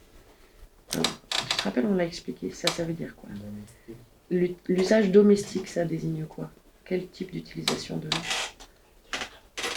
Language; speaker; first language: French; native; French